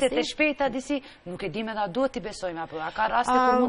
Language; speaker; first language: Albanian; native; Albanian